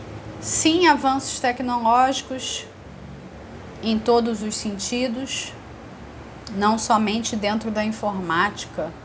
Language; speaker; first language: Portuguese; native; Portuguese